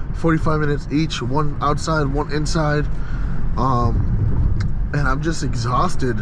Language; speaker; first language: English; early bilingual, other home language; Spanish